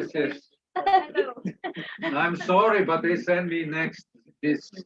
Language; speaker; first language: English; non-native, learner; Serbian